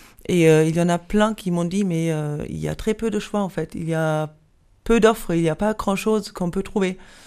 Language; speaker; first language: French; non-native, fluent; German